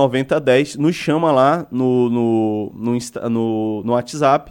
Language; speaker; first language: Portuguese; native; Portuguese